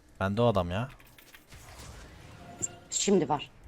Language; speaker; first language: Turkish; native; Turkish